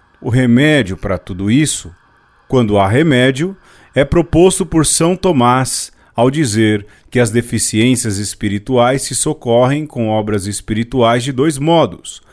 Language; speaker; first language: Portuguese; native; Portuguese